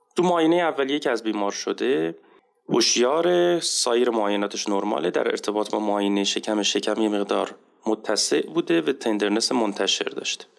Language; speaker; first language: Persian; native; Persian